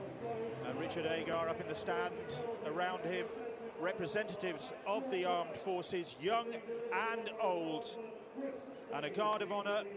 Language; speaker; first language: English; native; English